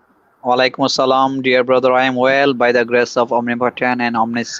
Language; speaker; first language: English; non-native, fluent; Bangla